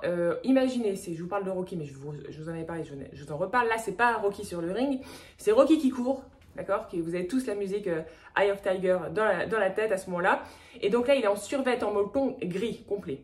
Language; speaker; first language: French; native; French